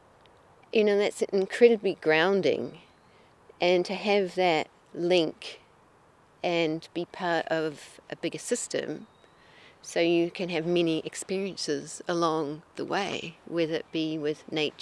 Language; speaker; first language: English; native; English